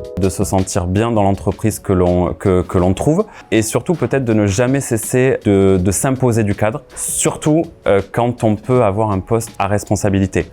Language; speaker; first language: French; native; French